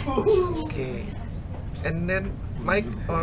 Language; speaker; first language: English; non-native, learner; Indonesian